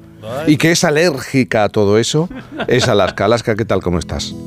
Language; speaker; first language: Spanish; native; Spanish